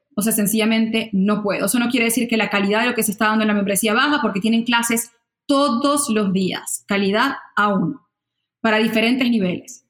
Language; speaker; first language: Spanish; native; Spanish